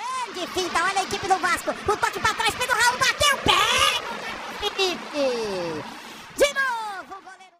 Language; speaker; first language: Portuguese; native; Portuguese